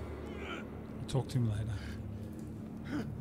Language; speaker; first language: English; native; English